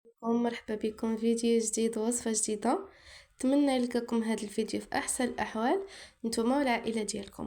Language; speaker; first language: Arabic; native; Arabic